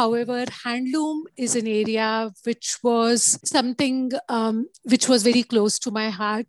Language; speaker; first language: English; non-native, local second language; Gujarati